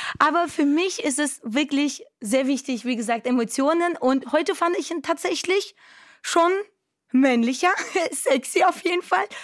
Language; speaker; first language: German; non-native, fluent; Romanian